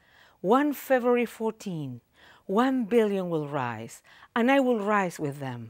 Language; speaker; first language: English; non-native, fluent; Spanish